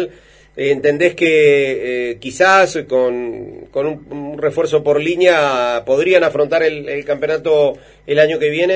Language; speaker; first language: Spanish; native; Spanish